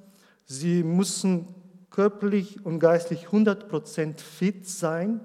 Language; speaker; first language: German; non-native, learner; Portuguese